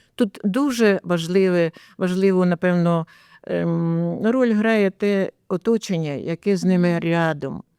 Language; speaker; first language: Ukrainian; native; Ukrainian